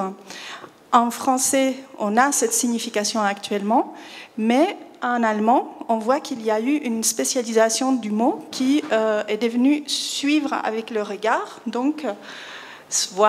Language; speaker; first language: French; non-native, fluent; Spanish